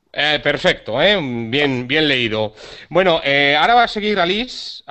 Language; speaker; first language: Spanish; native; Spanish